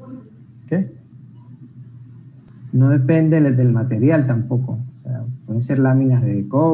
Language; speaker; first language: Spanish; native; Spanish